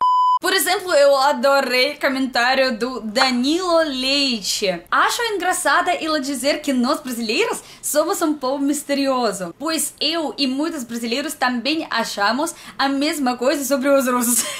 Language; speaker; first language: Portuguese; non-native, learner; Russian